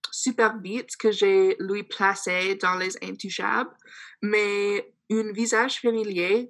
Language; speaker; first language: French; non-native, fluent; English